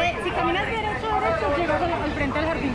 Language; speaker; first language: Spanish; native; Spanish